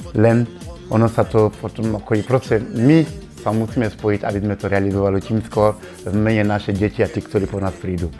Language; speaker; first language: Slovak; non-native, fluent; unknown